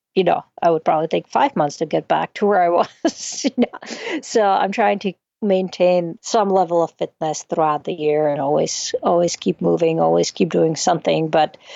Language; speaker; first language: English; non-native, fluent; Czech